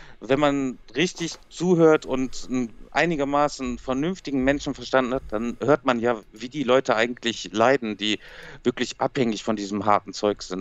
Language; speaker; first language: German; native; German